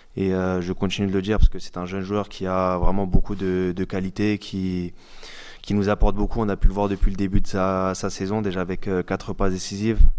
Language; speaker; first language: French; native; French